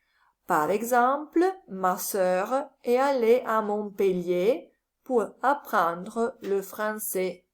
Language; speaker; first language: French; non-native, learner; Italian